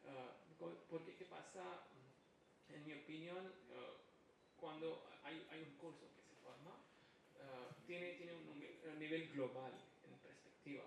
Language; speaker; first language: Spanish; non-native, fluent; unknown